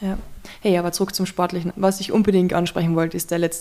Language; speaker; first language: German; native; German